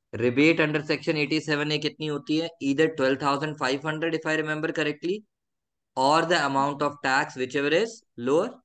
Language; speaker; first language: Hindi; native; Hindi